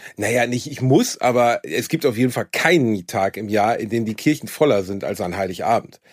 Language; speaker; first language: German; native; German